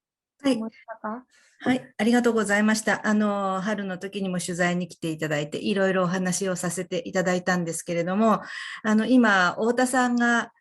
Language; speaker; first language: Japanese; native; Japanese